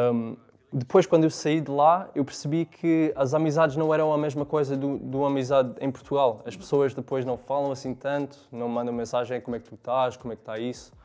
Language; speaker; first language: Portuguese; early bilingual, other home language; English